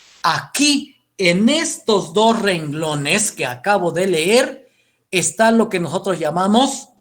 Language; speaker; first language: Spanish; native; Spanish